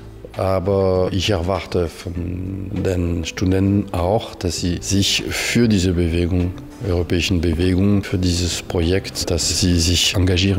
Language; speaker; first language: German; non-native, fluent; French